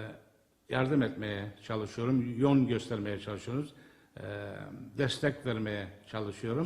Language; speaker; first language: Turkish; native; Turkish